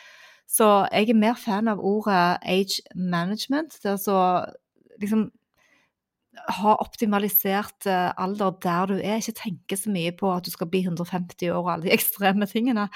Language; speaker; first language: Norwegian; native; Norwegian